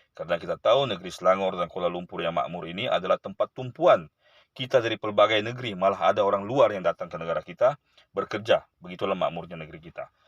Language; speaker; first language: Malay; native; Malay